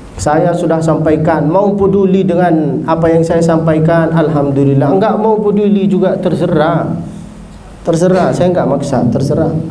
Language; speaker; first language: Malay; non-native, fluent; Arabic